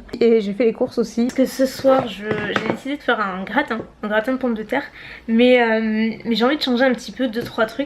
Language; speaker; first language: French; native; French